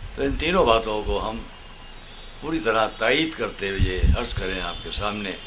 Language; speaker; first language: Urdu; native; Urdu